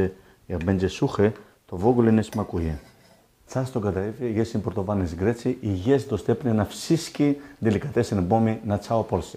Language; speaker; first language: Polish; non-native, learner; Greek